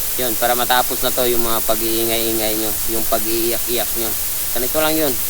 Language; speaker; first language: Filipino; non-native, local second language; Cebuano